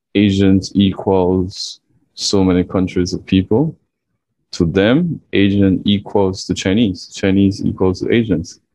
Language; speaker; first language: English; early bilingual, other home language; Chinese